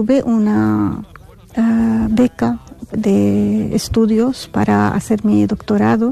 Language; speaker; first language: Spanish; non-native, fluent; Arabic